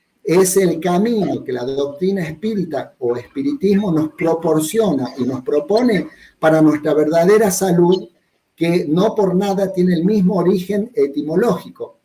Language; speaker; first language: Spanish; native; Spanish